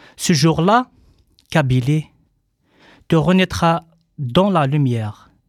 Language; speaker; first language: French; non-native, local second language; Kabyle